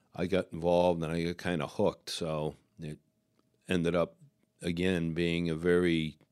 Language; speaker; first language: English; native; English